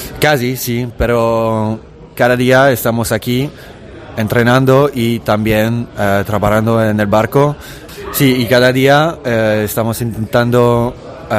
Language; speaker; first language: Spanish; non-native, fluent; Italian